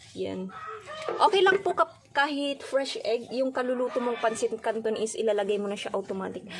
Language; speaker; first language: Filipino; non-native, local second language; Iloko